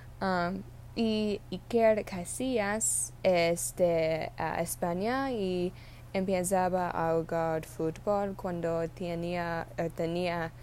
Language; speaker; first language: Spanish; non-native, learner; English